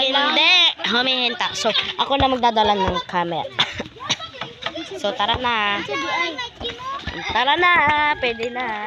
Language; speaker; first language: Filipino; non-native, local second language; Cebuano